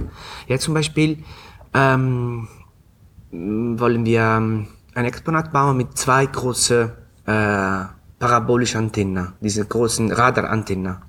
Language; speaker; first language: German; non-native, fluent; Italian